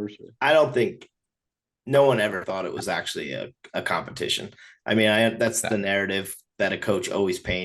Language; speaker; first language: English; native; English